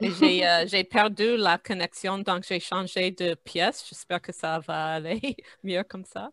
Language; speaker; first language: French; non-native, fluent; English